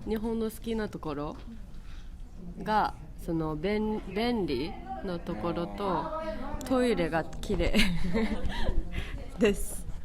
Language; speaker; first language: Japanese; non-native, fluent; Chinese